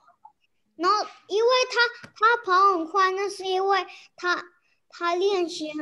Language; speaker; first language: Chinese; early bilingual, heritage; English